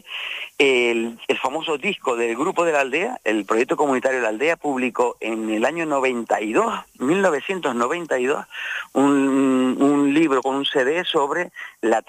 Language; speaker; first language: Spanish; native; Spanish